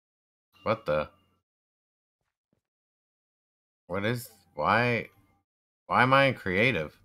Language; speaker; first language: English; native; English